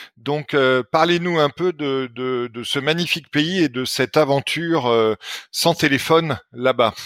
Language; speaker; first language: French; native; French